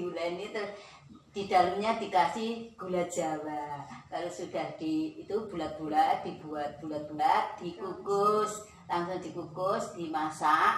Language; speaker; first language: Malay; non-native, local second language; Javanese